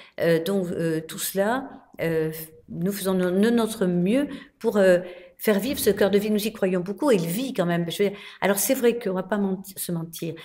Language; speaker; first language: French; native; French